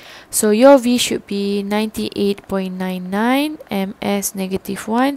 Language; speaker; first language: English; non-native, local second language; Malay